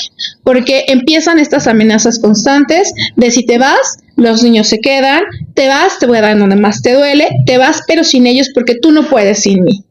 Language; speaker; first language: Spanish; native; Spanish